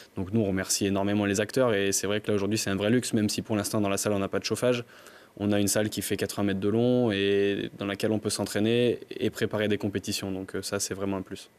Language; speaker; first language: French; native; French